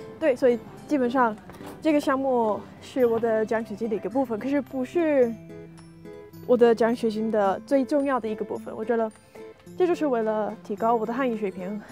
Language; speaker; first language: Chinese; non-native, fluent; English